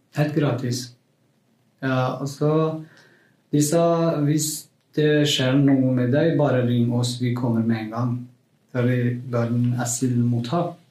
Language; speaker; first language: Norwegian; non-native, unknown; Kurdish